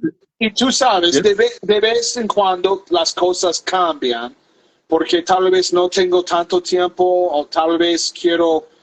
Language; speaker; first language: Spanish; non-native, fluent; English